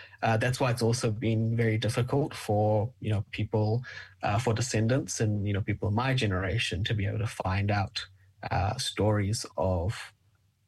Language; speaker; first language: English; native; English